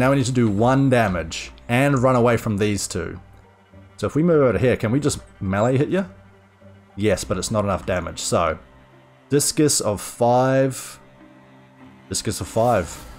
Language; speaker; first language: English; native; English